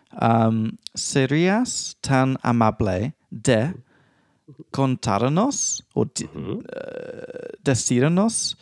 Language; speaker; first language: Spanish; non-native, learner; English